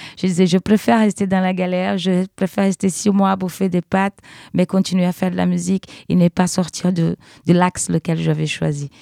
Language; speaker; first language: French; non-native, fluent; Portuguese